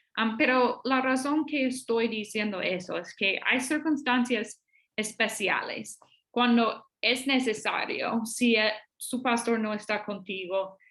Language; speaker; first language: Spanish; non-native, fluent; English